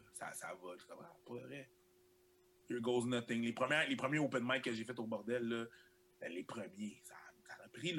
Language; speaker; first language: French; early bilingual, other home language; Haitian Creole